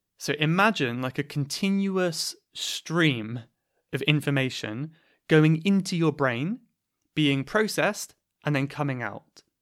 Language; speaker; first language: English; native; English